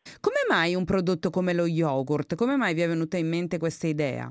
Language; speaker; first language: Italian; native; Italian